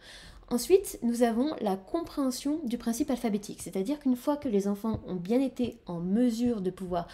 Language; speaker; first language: French; native; French